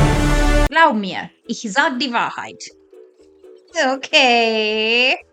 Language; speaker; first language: German; non-native, fluent; English